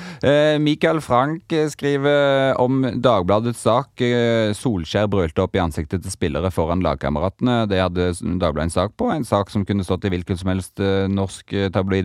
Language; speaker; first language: Norwegian; native; Norwegian